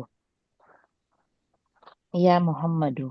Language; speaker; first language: Arabic; non-native, learner; Urdu